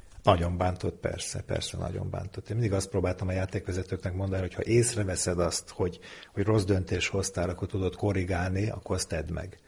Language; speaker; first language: Hungarian; native; Hungarian